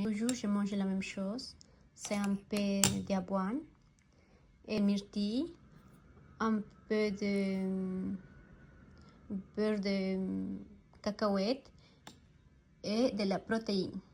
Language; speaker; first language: French; non-native, learner; Spanish